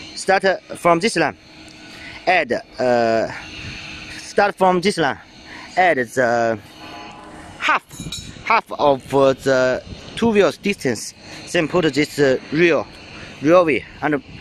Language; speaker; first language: English; non-native, learner; Chinese